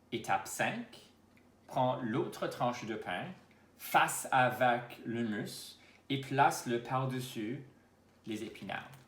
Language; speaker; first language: French; non-native, local second language; English